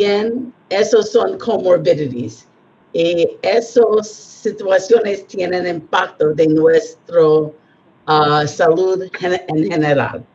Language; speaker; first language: Spanish; non-native, learner; English